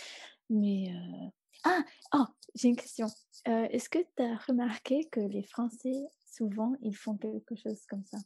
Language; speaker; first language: French; non-native, fluent; English